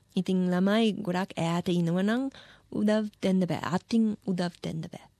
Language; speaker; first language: Sinhala; non-native, fluent; English